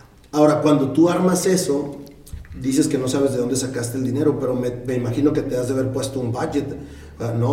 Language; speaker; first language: Spanish; native; Spanish